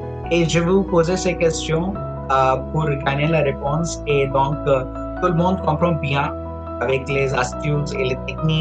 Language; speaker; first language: French; non-native, fluent; Punjabi